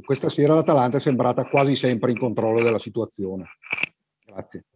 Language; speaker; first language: Italian; native; Italian